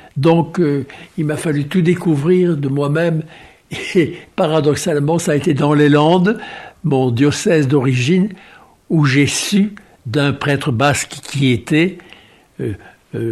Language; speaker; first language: French; native; French